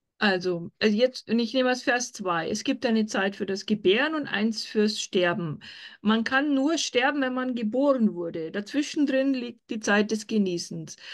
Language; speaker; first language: German; native; German